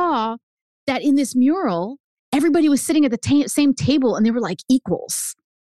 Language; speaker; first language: English; early bilingual, other home language; Spanish